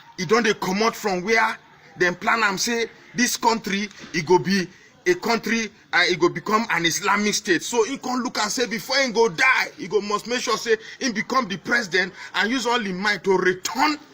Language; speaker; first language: Nigerian Pidgin; non-native, local second language; Igbo